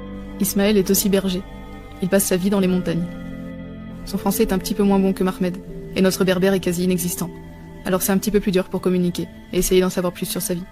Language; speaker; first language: French; native; French